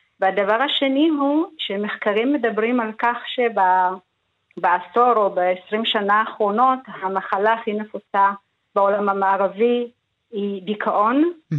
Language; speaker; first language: Hebrew; early bilingual, other home language; Amharic